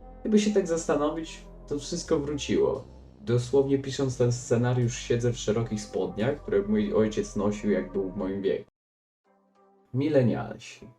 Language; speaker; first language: Polish; native; Polish